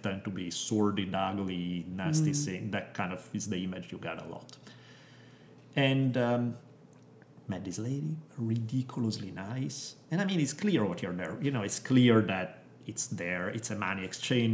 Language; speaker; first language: English; non-native, fluent; Italian